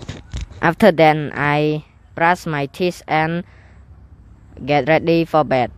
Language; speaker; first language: English; non-native, learner; Khmer